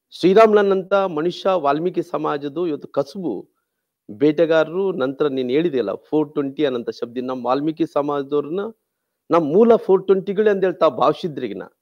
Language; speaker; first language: Kannada; non-native, local second language; Telugu